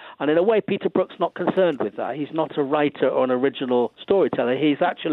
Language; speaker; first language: English; native; English